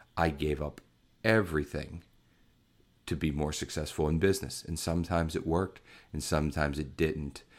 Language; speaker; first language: English; native; English